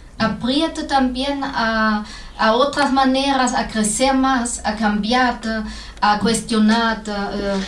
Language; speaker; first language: Spanish; non-native, fluent; German